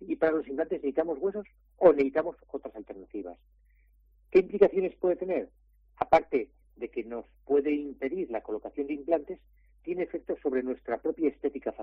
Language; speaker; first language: Spanish; native; Spanish